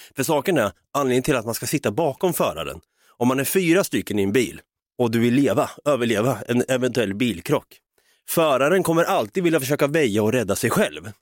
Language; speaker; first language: Swedish; native; Swedish